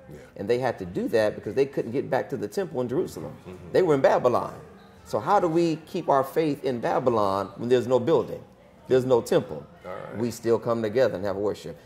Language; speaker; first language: English; native; English